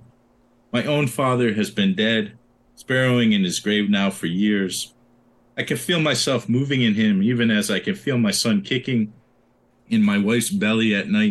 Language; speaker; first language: English; native; English